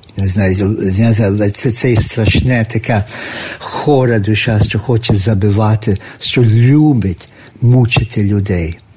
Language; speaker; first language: Ukrainian; early bilingual, heritage; Ukrainian